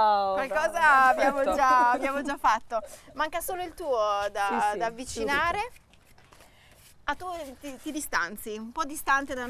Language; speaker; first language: Italian; native; Italian